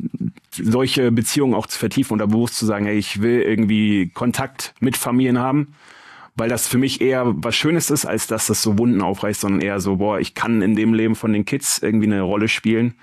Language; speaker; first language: German; native; German